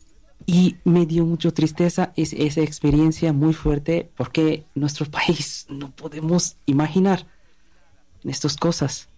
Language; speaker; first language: Spanish; non-native, learner; Bangla